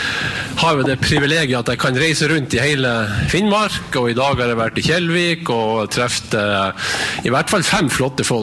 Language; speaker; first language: Norwegian; native; Norwegian